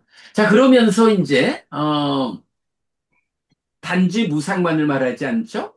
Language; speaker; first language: Korean; native; Korean